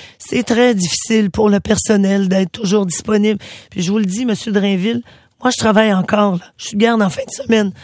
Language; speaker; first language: French; native; French